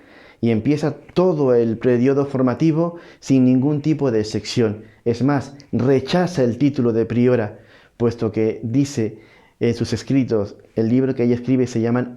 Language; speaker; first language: Spanish; native; Spanish